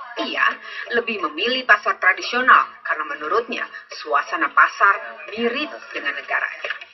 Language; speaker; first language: Indonesian; native; Indonesian